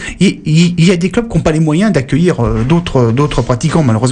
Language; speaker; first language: French; native; French